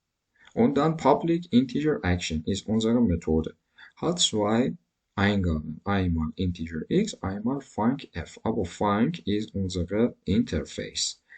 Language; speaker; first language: German; non-native, learner; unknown